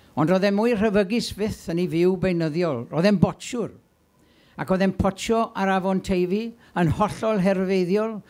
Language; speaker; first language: Welsh; native; Welsh